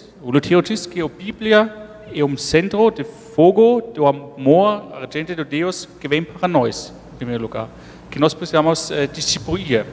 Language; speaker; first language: Portuguese; non-native, fluent; German